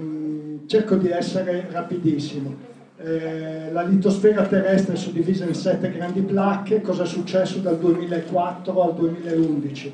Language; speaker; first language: Italian; native; Italian